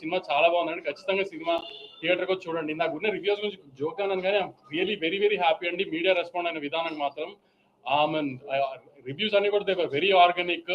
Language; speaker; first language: Telugu; native; Telugu